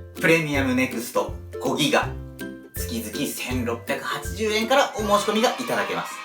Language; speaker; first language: Japanese; native; Japanese